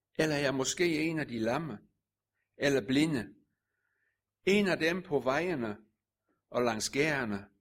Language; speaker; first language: Danish; native; Danish